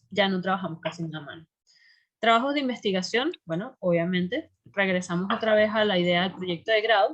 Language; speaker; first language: Spanish; native; Spanish